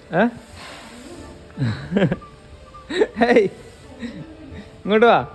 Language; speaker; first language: Malayalam; native; Malayalam